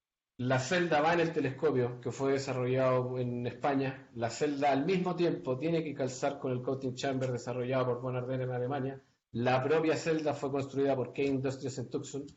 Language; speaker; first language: Spanish; native; Spanish